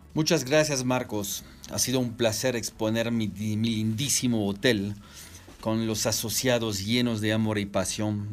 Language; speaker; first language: Spanish; non-native, fluent; French